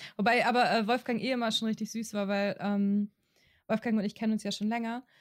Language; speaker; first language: German; native; German